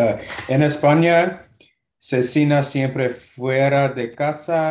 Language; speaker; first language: Spanish; non-native, learner; English